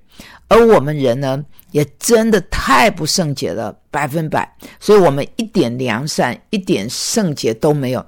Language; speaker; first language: Chinese; native; Chinese